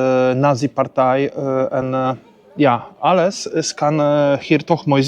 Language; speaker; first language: Dutch; non-native, learner; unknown